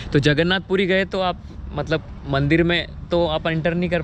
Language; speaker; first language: Hindi; native; Hindi